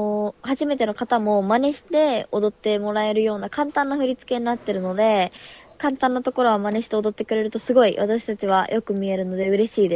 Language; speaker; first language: Japanese; early bilingual, heritage; Japanese